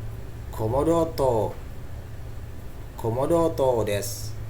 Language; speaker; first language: Japanese; non-native, fluent; Indonesian